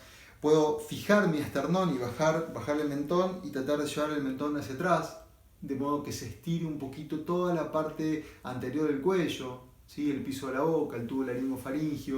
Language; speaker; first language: Spanish; native; Spanish